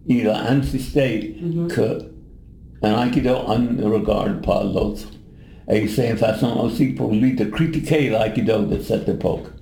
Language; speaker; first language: French; non-native, learner; English